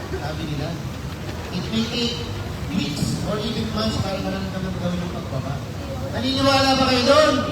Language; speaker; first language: Filipino; native; Filipino